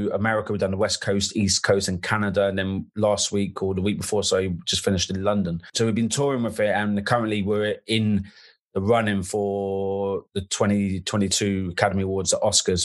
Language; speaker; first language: English; native; English